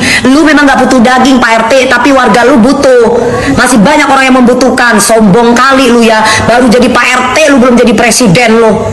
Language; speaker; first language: Indonesian; native; Indonesian